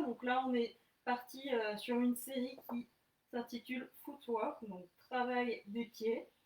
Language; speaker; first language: French; native; French